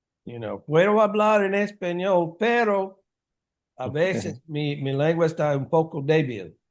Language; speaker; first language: Spanish; non-native, learner; English